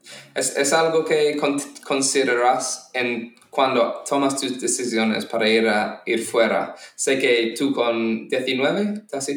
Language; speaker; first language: Spanish; non-native, fluent; English